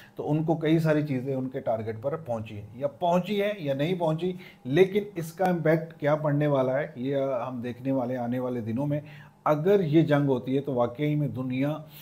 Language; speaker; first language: Urdu; non-native, local second language; Punjabi